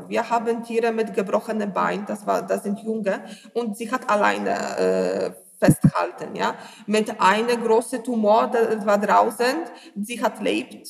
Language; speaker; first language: German; non-native, learner; Polish